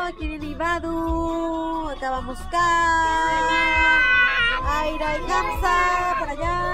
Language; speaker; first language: Spanish; native; Spanish